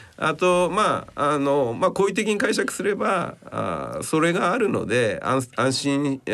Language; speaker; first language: Japanese; native; Japanese